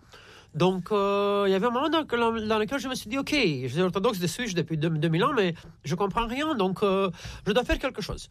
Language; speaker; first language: French; non-native, fluent; Romanian